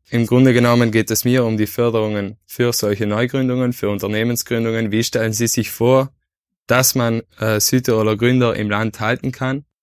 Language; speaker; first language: German; native; German